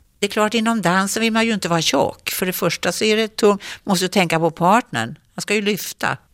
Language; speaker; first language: Swedish; native; Swedish